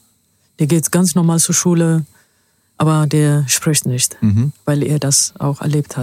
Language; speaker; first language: German; non-native, fluent; Amharic